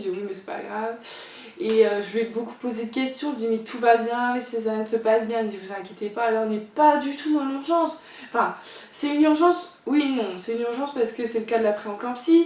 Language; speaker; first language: French; native; French